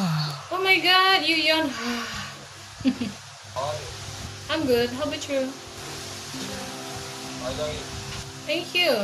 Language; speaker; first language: English; non-native, learner; Indonesian